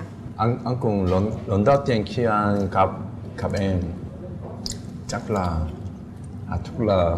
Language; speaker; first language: Vietnamese; non-native, learner; Korean